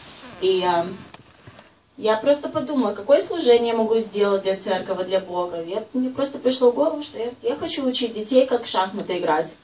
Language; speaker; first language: Russian; early bilingual, heritage; Russian